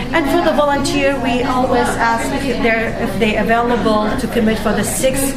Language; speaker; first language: English; non-native, fluent; Arabic